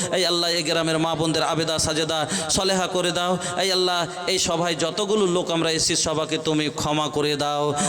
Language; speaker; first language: Bangla; non-native, local second language; Bhojpuri